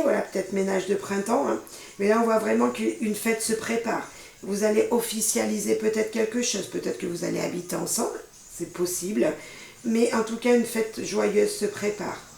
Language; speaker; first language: French; native; French